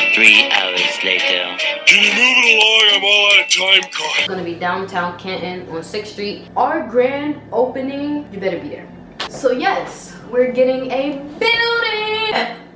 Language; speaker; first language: English; native; English